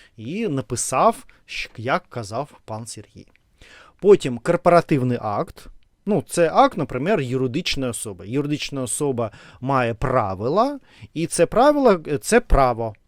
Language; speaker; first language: Ukrainian; non-native, learner; Russian